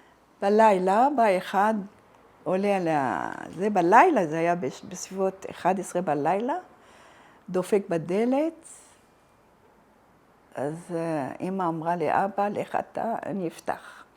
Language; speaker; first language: Hebrew; non-native, fluent; Arabic